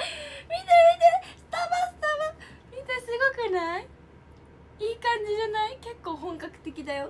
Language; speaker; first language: Japanese; native; Japanese